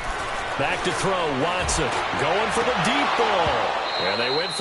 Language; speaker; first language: English; native; English